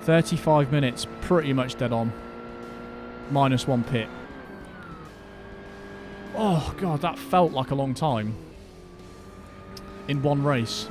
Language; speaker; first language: English; native; English